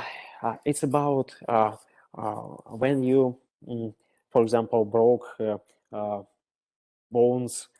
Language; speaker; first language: English; non-native, learner; Russian